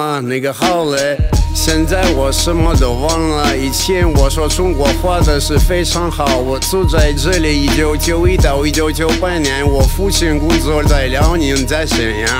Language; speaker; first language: Chinese; early bilingual, heritage; Russian